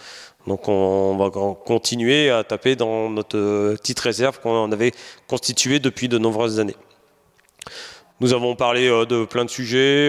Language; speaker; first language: French; native; French